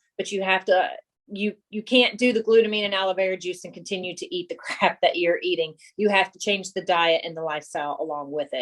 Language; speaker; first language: English; native; English